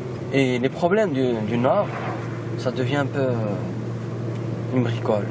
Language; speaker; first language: French; non-native, local second language; Kabyle